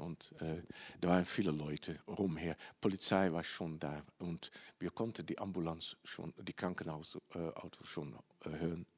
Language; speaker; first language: German; non-native, learner; Dutch